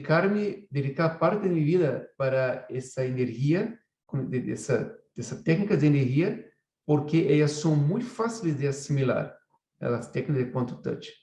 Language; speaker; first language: Spanish; non-native, fluent; Portuguese